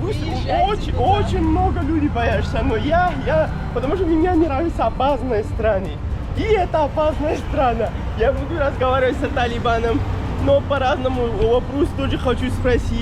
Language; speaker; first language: Russian; non-native, learner; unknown